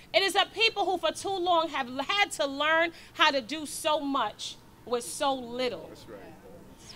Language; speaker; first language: English; native; English